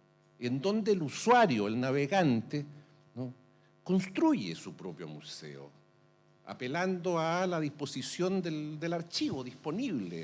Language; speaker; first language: Spanish; native; Spanish